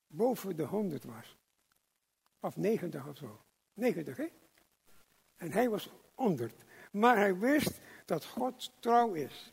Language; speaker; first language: Dutch; non-native, local second language; English